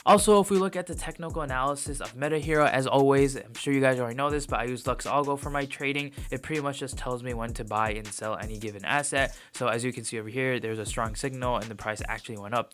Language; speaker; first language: English; native; English